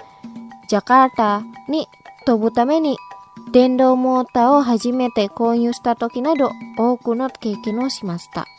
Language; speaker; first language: Japanese; non-native, fluent; Indonesian